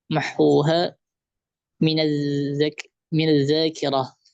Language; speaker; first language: Arabic; non-native, learner; Indonesian